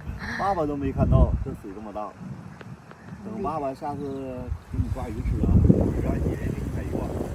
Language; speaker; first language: Chinese; native; Chinese